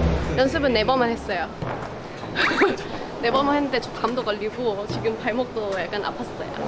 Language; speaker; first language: Korean; non-native, fluent; Thai